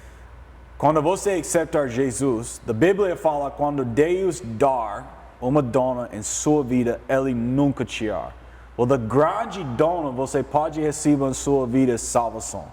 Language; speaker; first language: Portuguese; non-native, learner; English